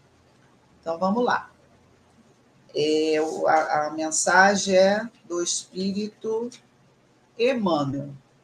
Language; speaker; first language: Portuguese; native; Portuguese